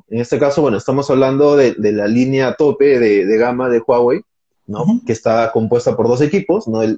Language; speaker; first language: Spanish; native; Spanish